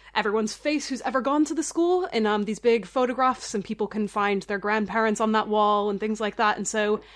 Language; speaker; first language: English; native; English